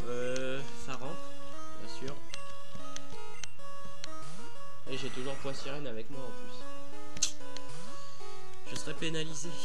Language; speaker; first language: French; native; French